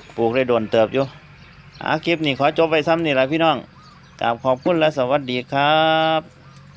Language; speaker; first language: Thai; native; Thai